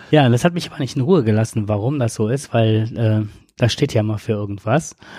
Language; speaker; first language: German; native; German